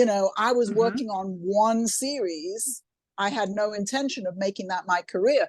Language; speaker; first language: English; native; English